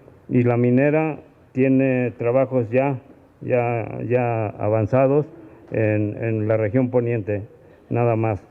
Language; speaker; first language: Spanish; native; Spanish